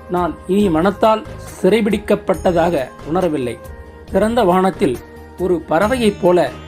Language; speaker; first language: Tamil; native; Tamil